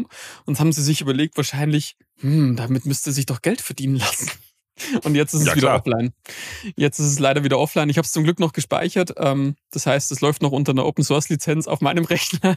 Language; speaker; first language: German; native; German